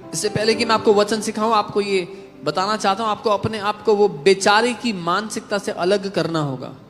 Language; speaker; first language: Hindi; native; Hindi